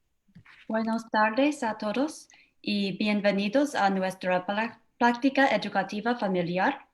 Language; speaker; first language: Spanish; non-native, fluent; English